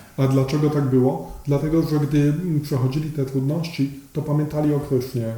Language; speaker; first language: Polish; native; Polish